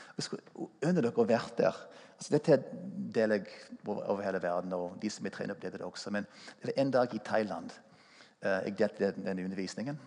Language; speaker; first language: Norwegian; non-native, fluent; English